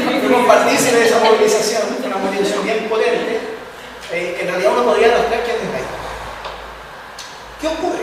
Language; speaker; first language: Spanish; native; Spanish